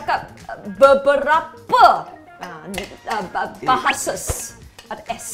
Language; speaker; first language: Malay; non-native, local second language; Cantonese